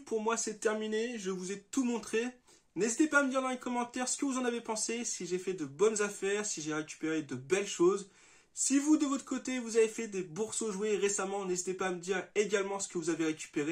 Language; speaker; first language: French; native; French